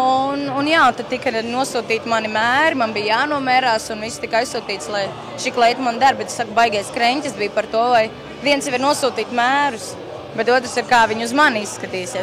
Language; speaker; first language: Latvian; native; Latvian